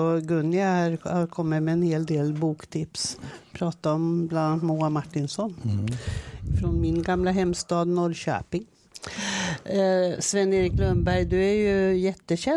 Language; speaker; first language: Swedish; native; Swedish